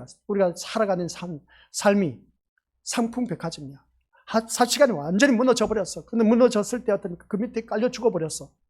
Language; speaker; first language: Korean; native; Korean